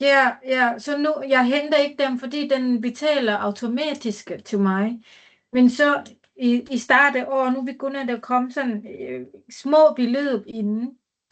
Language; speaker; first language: Danish; non-native, learner; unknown